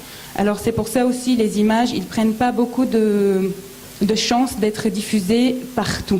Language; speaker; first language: French; non-native, fluent; Arabic